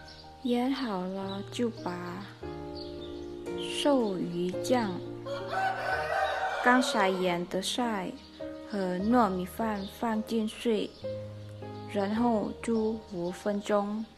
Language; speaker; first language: Chinese; non-native, learner; Lao